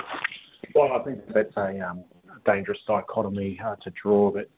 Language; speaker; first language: English; native; English